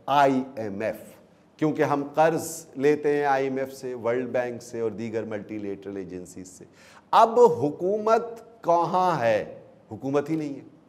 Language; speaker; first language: Urdu; native; Urdu